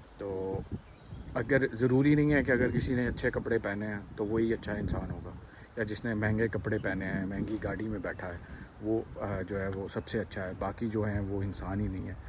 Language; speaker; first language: Urdu; non-native, local second language; Punjabi